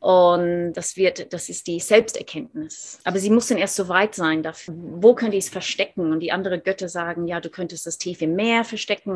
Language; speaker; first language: German; non-native, fluent; English